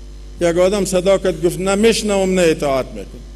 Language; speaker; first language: Persian; non-native, local second language; Pashto